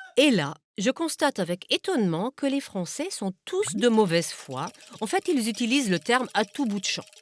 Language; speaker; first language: French; non-native, fluent; German